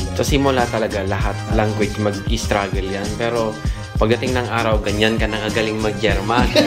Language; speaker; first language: Filipino; native; Filipino